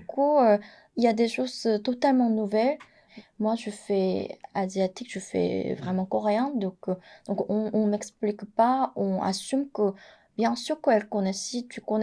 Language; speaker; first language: French; non-native, fluent; Korean